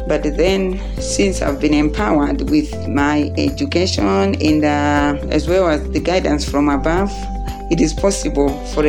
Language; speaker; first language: English; non-native, local second language; Nyanja